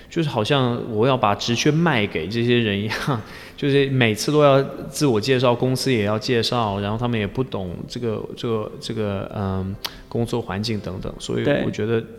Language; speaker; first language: Chinese; non-native, fluent; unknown